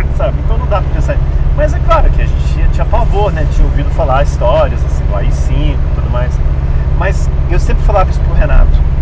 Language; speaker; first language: Portuguese; early bilingual, other home language; English